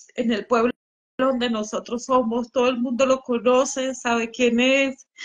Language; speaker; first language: Spanish; native; Spanish